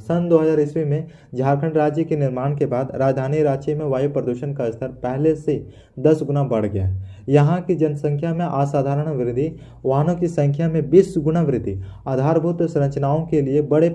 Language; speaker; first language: Hindi; native; Hindi